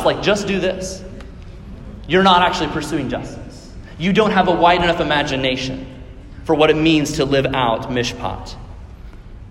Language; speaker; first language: English; native; English